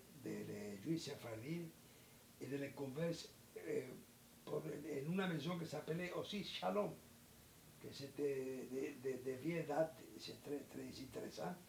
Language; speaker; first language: French; non-native, learner; Spanish